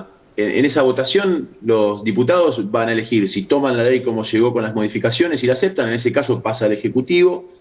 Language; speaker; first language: Spanish; native; Spanish